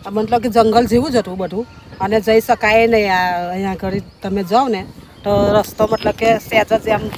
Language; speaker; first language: Gujarati; native; Gujarati